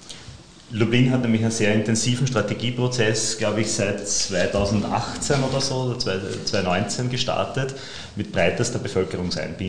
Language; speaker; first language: German; native; German